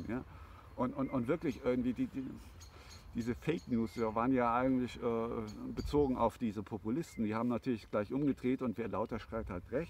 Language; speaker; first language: German; native; German